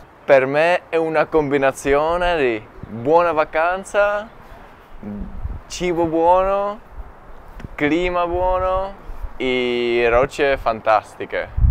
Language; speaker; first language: Italian; non-native, fluent; Czech